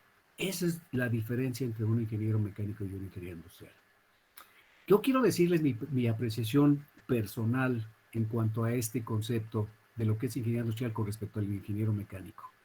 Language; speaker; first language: Spanish; native; Spanish